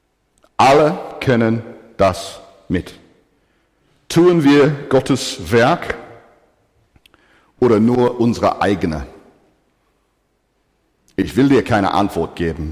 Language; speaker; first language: German; non-native, fluent; English